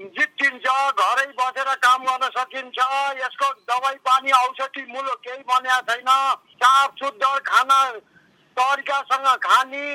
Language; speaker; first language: Nepali; native; Nepali